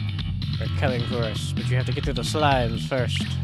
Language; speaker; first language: English; native; English